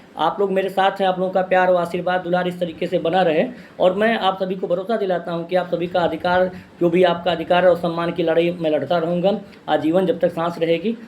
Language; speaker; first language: Hindi; native; Hindi